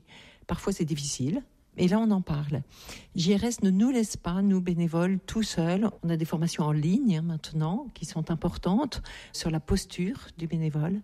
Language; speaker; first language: French; native; French